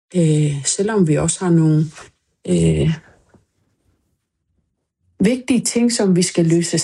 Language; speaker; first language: Danish; non-native, local second language; Kalaallisut